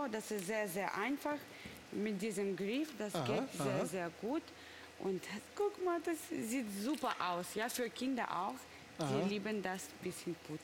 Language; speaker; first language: German; non-native, learner; Russian